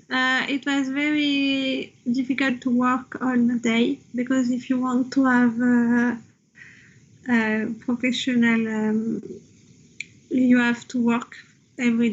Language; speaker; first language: English; non-native, learner; French